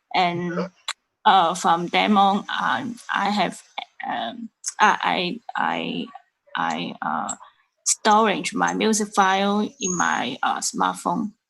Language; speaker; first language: English; non-native, learner; Chinese